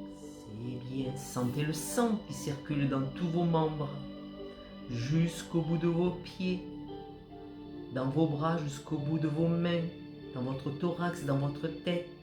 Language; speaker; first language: French; native; French